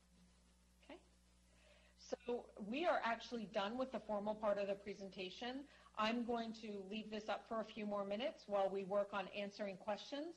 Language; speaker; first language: English; native; English